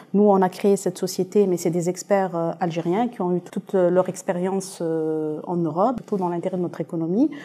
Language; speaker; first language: French; non-native, local second language; Arabic